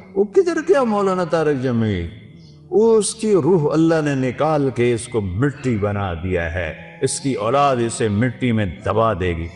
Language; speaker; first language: Urdu; non-native, local second language; Punjabi